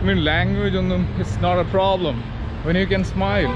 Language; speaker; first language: English; non-native, local second language; Malayalam